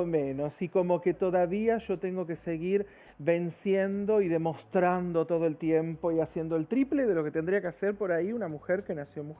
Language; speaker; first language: Spanish; early bilingual, other home language; Portuguese